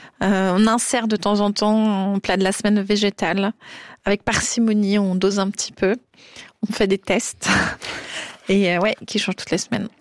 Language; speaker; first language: French; native; French